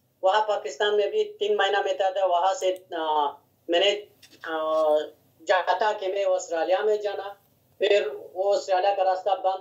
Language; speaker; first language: Hindi; non-native, learner; Hazaragi